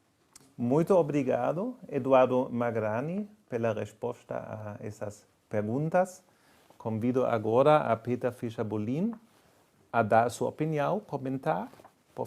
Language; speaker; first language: Portuguese; non-native, fluent; German